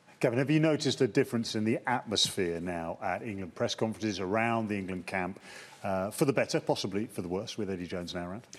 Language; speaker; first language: English; native; English